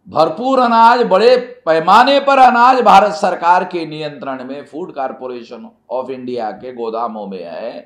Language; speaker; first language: Hindi; non-native, local second language; Marathi